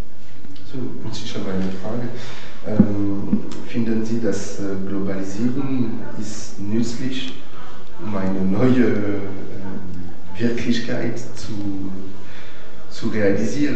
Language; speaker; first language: German; non-native, fluent; French